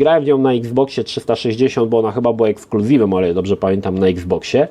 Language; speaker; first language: Polish; native; Polish